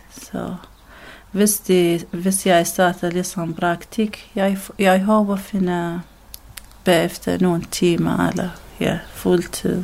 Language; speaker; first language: Danish; non-native, learner; Arabic